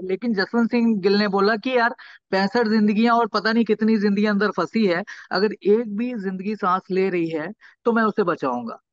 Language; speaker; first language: Hindi; native; Hindi